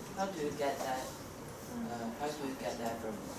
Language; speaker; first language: English; non-native, learner; Chinese